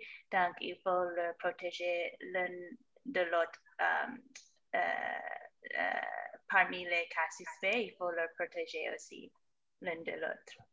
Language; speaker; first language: French; non-native, fluent; English